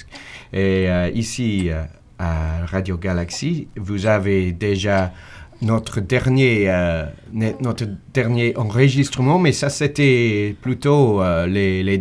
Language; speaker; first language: French; non-native, fluent; English